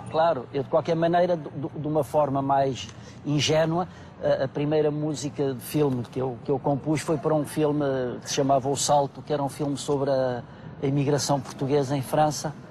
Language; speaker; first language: Portuguese; native; Portuguese